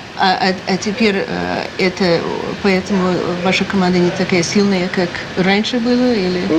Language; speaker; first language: Russian; non-native, fluent; English